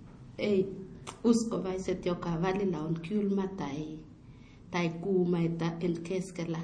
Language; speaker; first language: Finnish; non-native, learner; Swahili